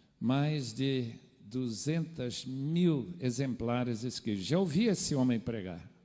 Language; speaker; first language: Portuguese; non-native, fluent; English